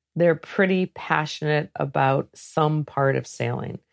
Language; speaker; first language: English; native; English